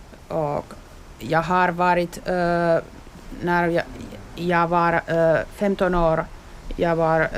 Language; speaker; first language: Swedish; non-native, local second language; Finnish